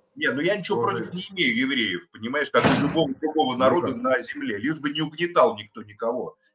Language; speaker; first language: Russian; native; Russian